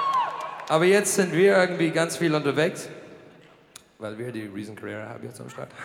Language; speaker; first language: German; non-native, learner; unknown